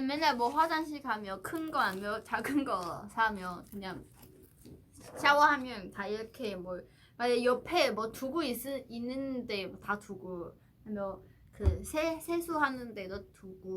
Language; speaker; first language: Korean; non-native, learner; Chinese